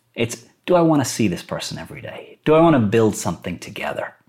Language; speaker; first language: English; native; English